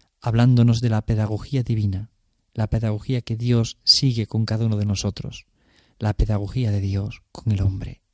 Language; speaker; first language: Spanish; native; Spanish